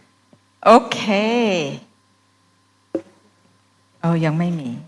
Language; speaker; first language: Thai; non-native, fluent; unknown